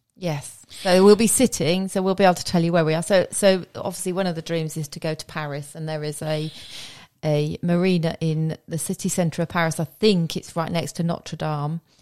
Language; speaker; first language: English; native; English